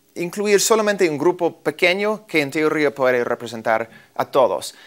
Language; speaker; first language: Spanish; non-native, fluent; English